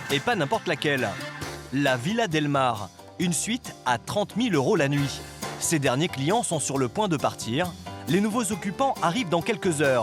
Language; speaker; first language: French; native; French